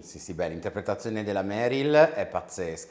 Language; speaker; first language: Italian; native; Italian